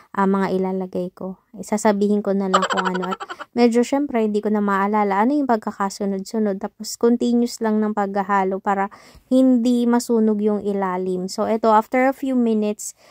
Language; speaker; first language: Filipino; native; Filipino